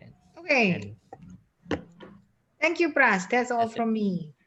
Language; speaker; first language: English; non-native, fluent; Indonesian